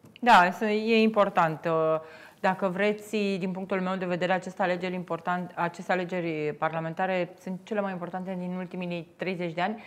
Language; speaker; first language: Romanian; native; Romanian